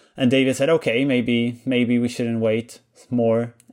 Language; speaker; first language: English; non-native, fluent; Czech